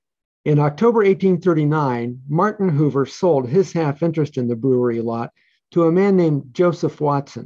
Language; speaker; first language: English; native; English